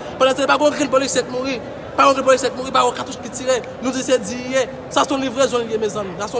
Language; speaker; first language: Haitian Creole; native; Haitian Creole